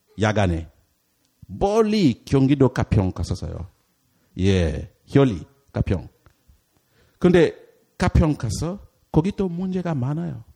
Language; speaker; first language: Korean; non-native, learner; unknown